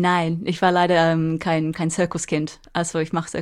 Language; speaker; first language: German; non-native, fluent; English